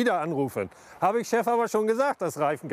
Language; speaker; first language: German; native; German